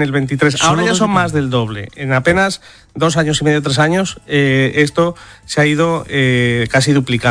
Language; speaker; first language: Spanish; native; Spanish